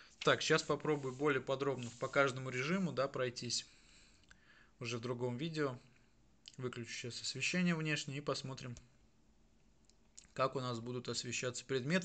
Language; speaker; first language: Russian; native; Russian